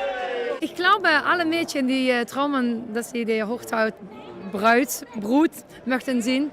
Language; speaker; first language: German; non-native, learner; Dutch